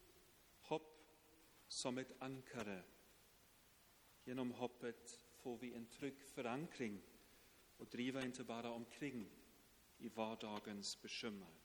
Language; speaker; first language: Swedish; non-native, fluent; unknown